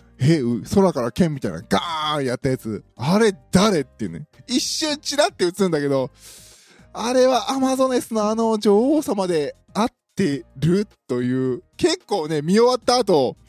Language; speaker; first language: Japanese; native; Japanese